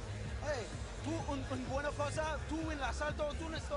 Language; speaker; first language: Spanish; non-native, learner; French